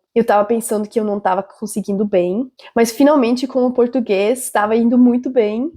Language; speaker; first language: Portuguese; non-native, fluent; German